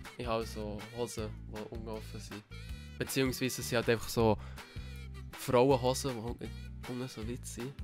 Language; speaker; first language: German; native; German